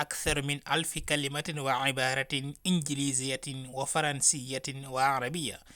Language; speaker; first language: Arabic; non-native, fluent; Wolof